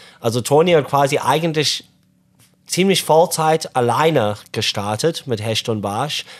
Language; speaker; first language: German; non-native, fluent; English